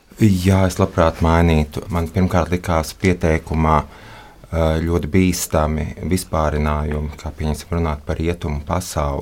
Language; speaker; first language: Latvian; non-native, local second language; Russian